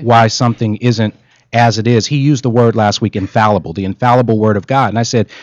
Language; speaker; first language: English; native; English